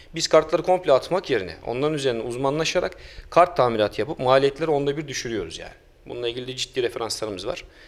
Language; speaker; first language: Turkish; early bilingual, heritage; Turkish